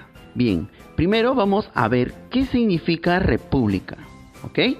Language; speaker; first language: Spanish; native; Spanish